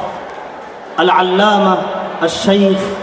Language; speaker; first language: Arabic; non-native, fluent; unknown